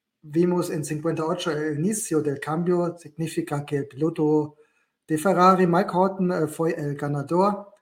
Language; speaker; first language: Spanish; non-native, learner; German